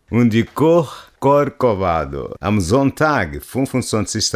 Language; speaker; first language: German; non-native, learner; Portuguese